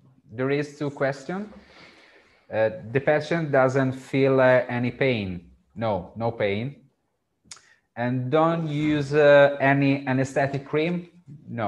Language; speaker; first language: English; non-native, learner; Italian